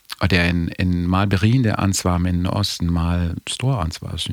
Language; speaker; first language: Danish; non-native, fluent; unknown